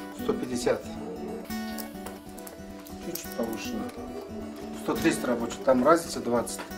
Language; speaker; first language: Russian; non-native, local second language; Kyrgyz